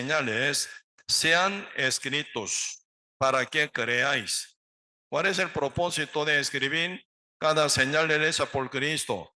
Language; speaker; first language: Spanish; non-native, learner; Korean